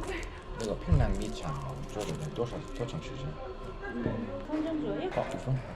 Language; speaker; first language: Chinese; non-native, learner; Korean